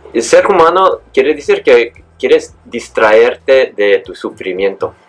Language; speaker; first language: Spanish; early bilingual, heritage; Spanish